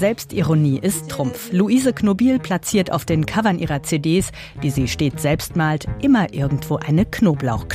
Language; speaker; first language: German; native; German